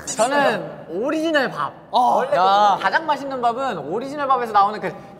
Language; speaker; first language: Korean; native; Korean